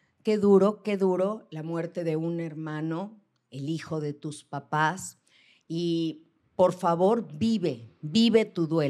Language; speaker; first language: Spanish; native; Spanish